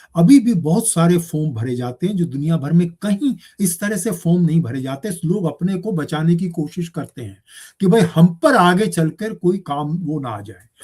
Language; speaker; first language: Hindi; native; Hindi